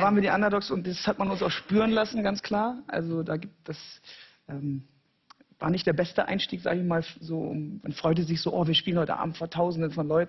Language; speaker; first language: German; native; German